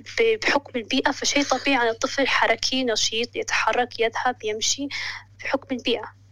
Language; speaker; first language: Arabic; non-native, local second language; Somali